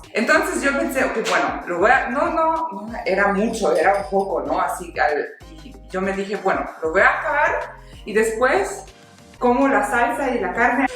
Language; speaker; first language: Spanish; non-native, fluent; German